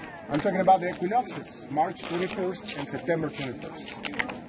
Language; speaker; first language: English; non-native, fluent; Spanish